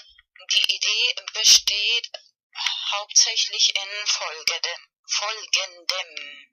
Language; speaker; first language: German; non-native, learner; Spanish